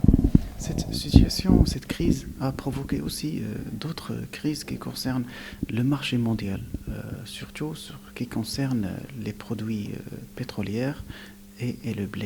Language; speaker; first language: French; non-native, local second language; Arabic